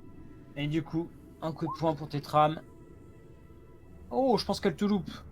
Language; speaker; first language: French; native; French